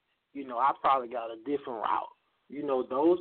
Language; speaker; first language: English; native; English